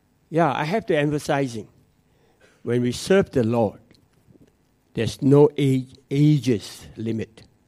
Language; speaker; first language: English; non-native, local second language; Min Nan Chinese